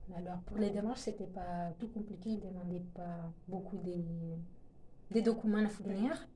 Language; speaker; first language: French; non-native, fluent; Spanish